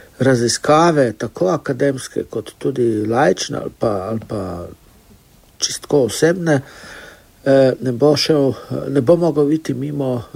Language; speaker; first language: Slovenian; non-native, local second language; Romany